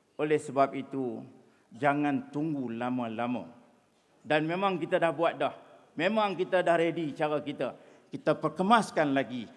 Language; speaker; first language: Malay; native; Malay